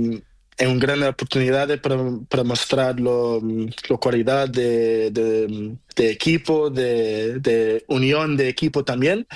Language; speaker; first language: Spanish; non-native, learner; Portuguese